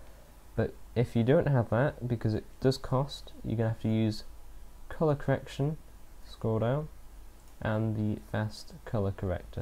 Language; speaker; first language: English; native; English